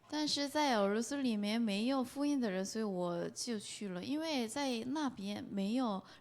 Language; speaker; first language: Chinese; non-native, fluent; Korean